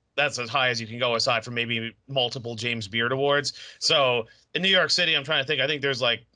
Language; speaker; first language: English; native; English